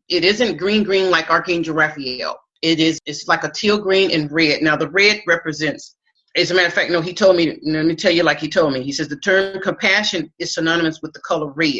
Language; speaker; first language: English; native; English